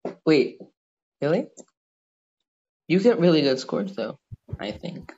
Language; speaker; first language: English; non-native, fluent; Indonesian